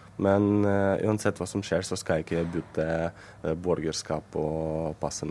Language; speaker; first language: Norwegian; non-native, fluent; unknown